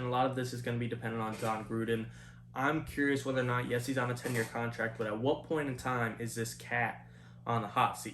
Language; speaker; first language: English; native; English